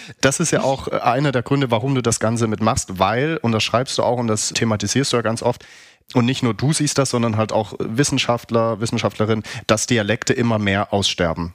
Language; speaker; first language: German; native; German